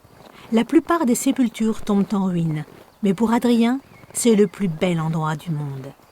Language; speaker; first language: French; native; French